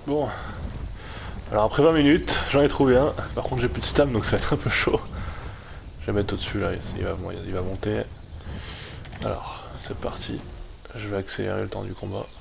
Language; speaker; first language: French; native; French